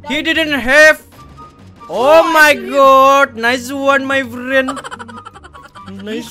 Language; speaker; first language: English; non-native, learner; Indonesian